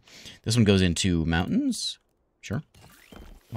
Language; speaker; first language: English; native; English